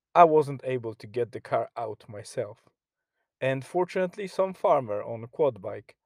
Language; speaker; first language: English; non-native, fluent; Polish